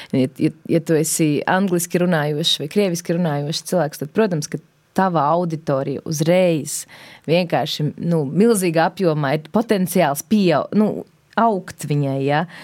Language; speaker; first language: Latvian; native; Latvian